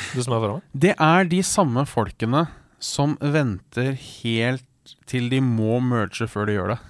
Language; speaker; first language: Norwegian; native; Norwegian